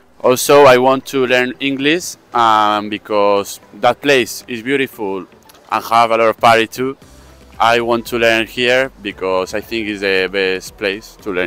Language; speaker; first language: English; non-native, learner; Spanish